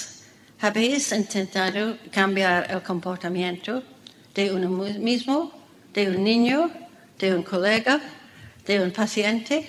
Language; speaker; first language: Spanish; non-native, fluent; English